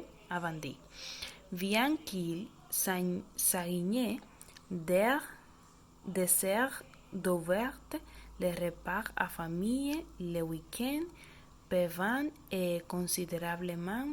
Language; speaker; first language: French; non-native, learner; Spanish